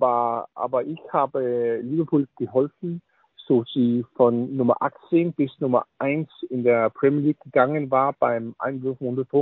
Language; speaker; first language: German; non-native, learner; Danish